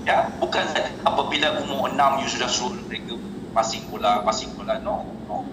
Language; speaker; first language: Indonesian; non-native, local second language; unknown